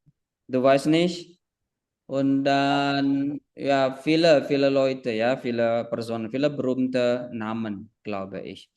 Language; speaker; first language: German; non-native, fluent; Indonesian